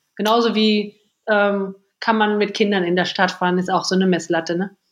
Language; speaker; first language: German; native; German